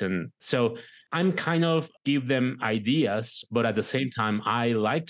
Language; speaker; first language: English; non-native, fluent; Spanish